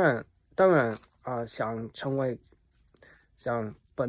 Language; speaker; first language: Chinese; non-native, learner; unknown